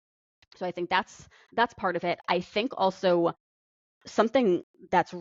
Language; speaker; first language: English; native; English